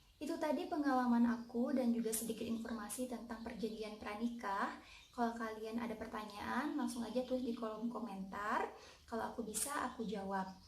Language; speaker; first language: Indonesian; native; Indonesian